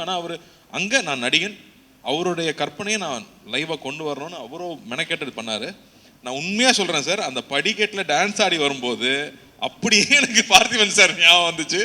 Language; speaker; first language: Tamil; native; Tamil